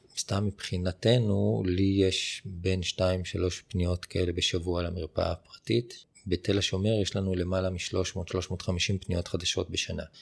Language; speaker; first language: Hebrew; native; Hebrew